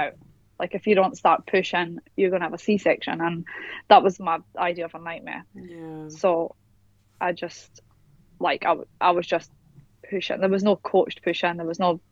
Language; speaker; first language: English; native; English